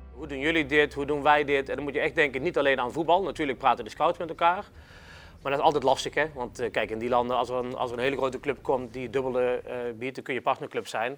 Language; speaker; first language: Dutch; native; Dutch